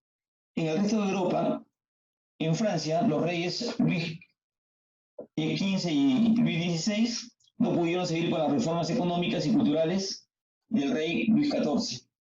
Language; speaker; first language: Spanish; native; Spanish